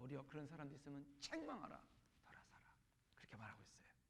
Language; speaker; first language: Korean; native; Korean